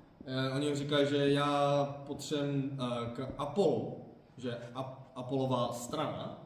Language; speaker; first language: Czech; non-native, fluent; Korean